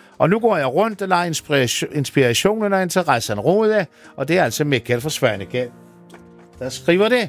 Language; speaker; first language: Danish; native; Danish